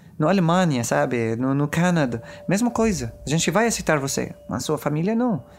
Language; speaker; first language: Portuguese; non-native, learner; Arabic